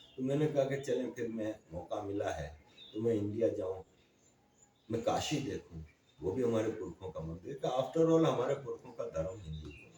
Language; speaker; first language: Urdu; native; Urdu